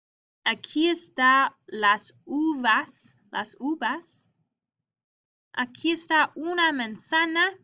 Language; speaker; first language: Spanish; non-native, fluent; English